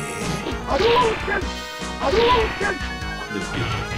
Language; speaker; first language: Japanese; native; Japanese